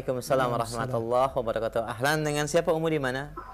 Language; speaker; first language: Indonesian; native; Indonesian